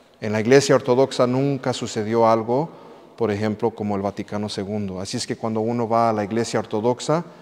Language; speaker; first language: Spanish; early bilingual, heritage; English